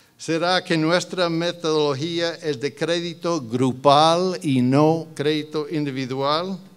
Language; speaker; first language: Spanish; non-native, fluent; English